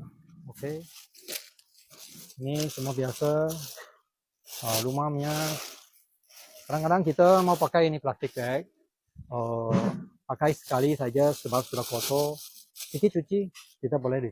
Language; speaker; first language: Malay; non-native, local second language; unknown